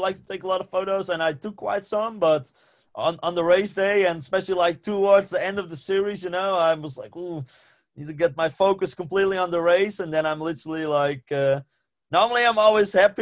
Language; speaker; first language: English; non-native, fluent; Western Frisian